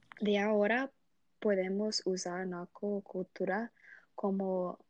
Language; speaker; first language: Spanish; non-native, learner; English